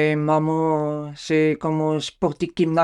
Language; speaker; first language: French; non-native, learner; Bulgarian